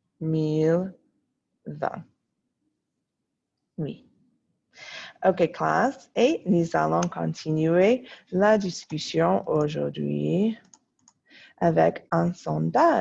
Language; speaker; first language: French; non-native, fluent; English